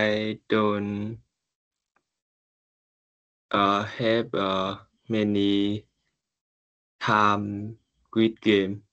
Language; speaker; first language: English; non-native, learner; Vietnamese